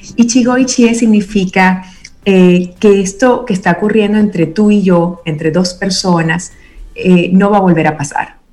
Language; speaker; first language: Spanish; native; Spanish